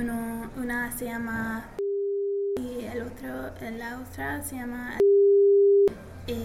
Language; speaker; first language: Spanish; non-native, learner; English